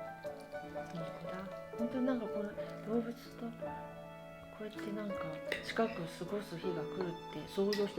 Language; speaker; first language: Japanese; native; Japanese